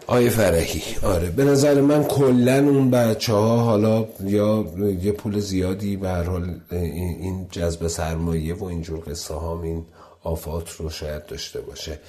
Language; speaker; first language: Persian; non-native, local second language; Azerbaijani